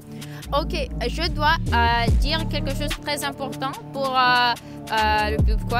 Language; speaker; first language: French; non-native, fluent; Ukrainian